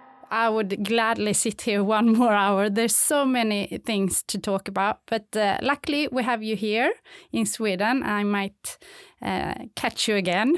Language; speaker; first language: English; non-native, fluent; Swedish